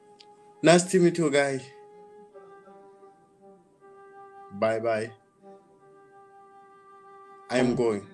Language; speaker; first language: English; non-native, learner; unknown